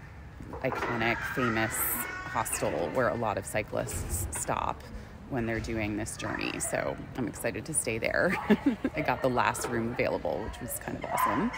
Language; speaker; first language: English; native; English